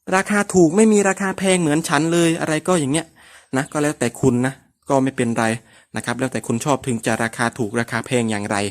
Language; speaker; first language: Thai; non-native, local second language; Northern Khmer